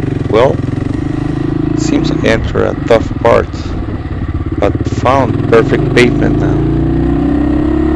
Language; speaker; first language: English; non-native, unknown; Spanish